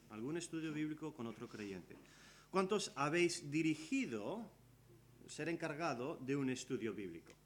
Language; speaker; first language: Spanish; early bilingual, other home language; English